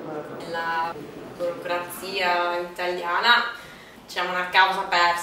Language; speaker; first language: Italian; non-native, fluent; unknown